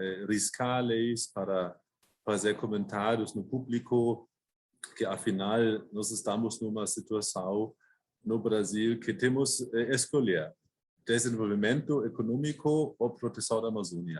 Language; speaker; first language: Portuguese; non-native, fluent; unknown